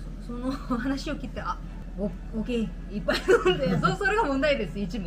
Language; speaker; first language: Japanese; non-native, learner; Korean